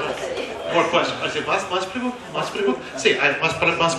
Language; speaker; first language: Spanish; non-native, learner; English